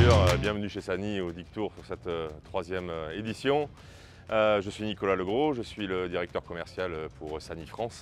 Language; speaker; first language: French; native; French